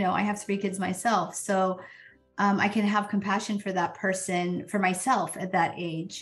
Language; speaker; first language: English; native; English